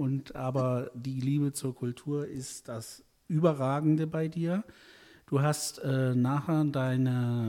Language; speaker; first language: German; native; German